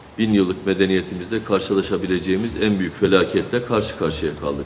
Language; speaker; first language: Turkish; native; Turkish